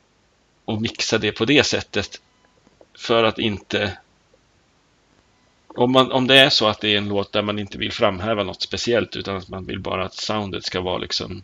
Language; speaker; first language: Swedish; native; Swedish